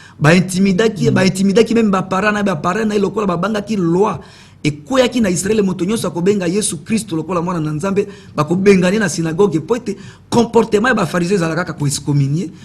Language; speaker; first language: Lingala; native; Lingala